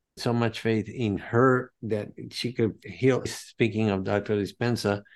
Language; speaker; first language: English; non-native, fluent; Spanish